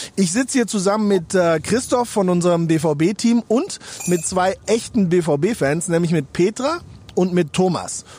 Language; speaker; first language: German; native; German